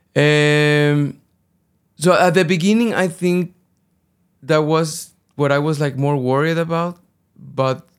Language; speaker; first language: English; non-native, fluent; Spanish